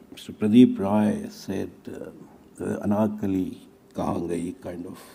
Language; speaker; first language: English; non-native, local second language; Hindi